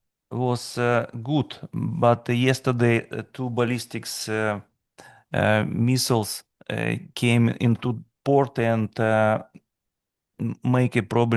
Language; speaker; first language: English; non-native, fluent; Russian